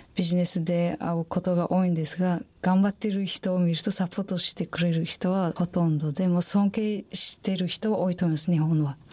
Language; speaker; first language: Japanese; non-native, fluent; Uzbek